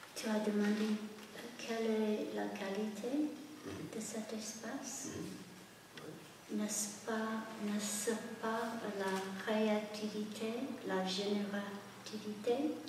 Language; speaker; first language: French; non-native, fluent; English